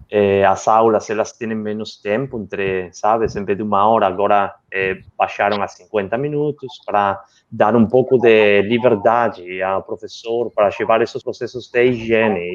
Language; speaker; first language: Portuguese; non-native, learner; Spanish